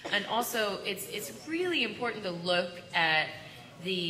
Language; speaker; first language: English; native; English